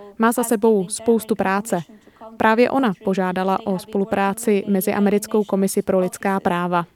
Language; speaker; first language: Czech; native; Czech